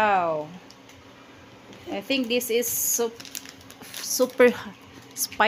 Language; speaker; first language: English; non-native, local second language; Filipino